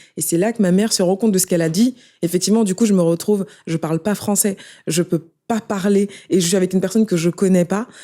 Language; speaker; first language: French; early bilingual, other home language; Haitian Creole